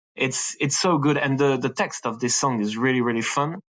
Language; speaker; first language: English; non-native, fluent; French